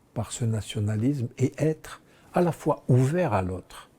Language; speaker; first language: French; non-native, local second language; Arabic